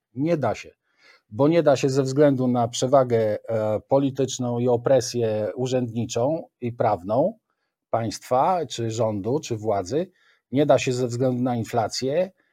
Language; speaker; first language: Polish; native; Polish